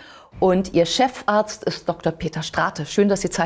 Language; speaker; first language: German; native; German